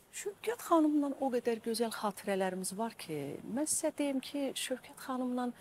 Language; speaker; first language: Azerbaijani; native; Azerbaijani